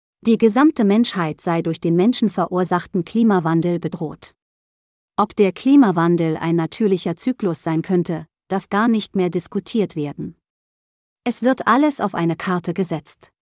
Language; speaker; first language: German; native; German